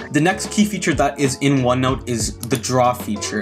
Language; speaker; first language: English; native; English